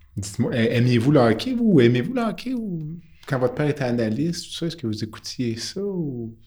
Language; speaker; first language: French; native; French